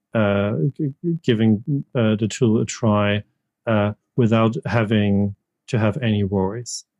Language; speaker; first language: English; non-native, fluent; German